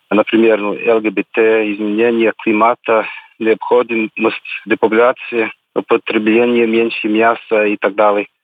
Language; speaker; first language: Russian; non-native, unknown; English